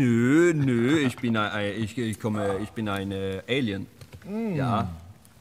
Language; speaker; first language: German; non-native, learner; Swedish